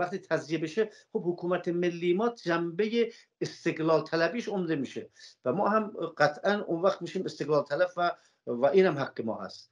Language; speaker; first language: Persian; non-native, local second language; Azerbaijani